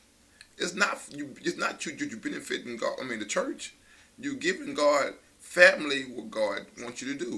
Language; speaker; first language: English; native; English